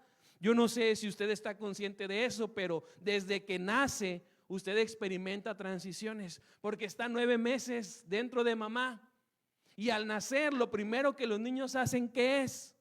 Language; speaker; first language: Spanish; native; Spanish